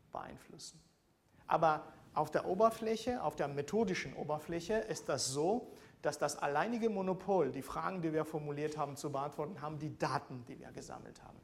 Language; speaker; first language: German; non-native, fluent; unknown